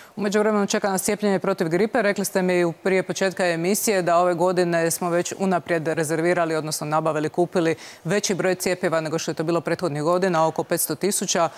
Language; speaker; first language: Croatian; native; Croatian